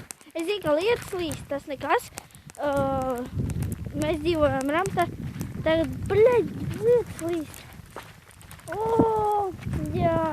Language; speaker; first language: Latvian; non-native, local second language; Russian